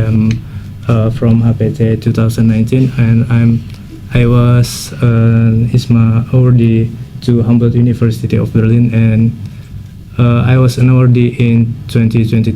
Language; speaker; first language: English; non-native, fluent; Indonesian